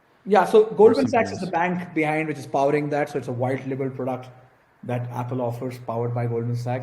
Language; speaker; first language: English; non-native, local second language; Gujarati